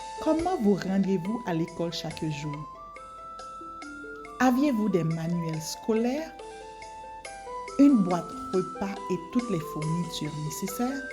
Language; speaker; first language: French; native; French